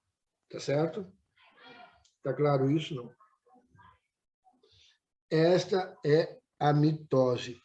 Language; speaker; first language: Portuguese; native; Portuguese